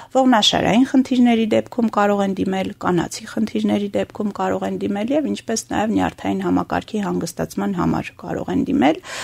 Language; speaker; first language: Armenian; native; Armenian